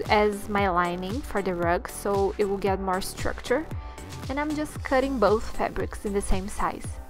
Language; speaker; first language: English; non-native, learner; Portuguese